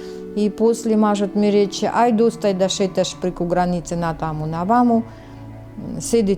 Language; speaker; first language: Macedonian; non-native, learner; Russian